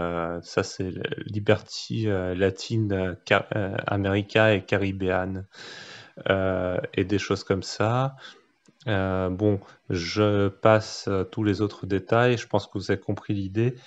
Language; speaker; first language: French; native; French